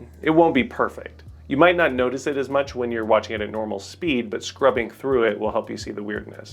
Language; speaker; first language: English; native; English